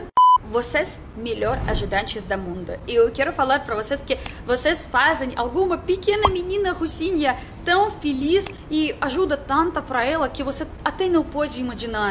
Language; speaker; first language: Portuguese; non-native, learner; Russian